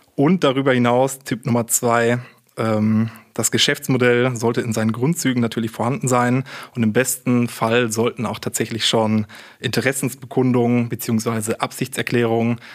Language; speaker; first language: German; native; German